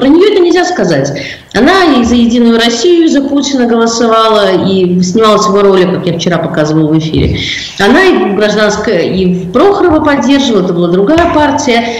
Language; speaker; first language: Russian; native; Russian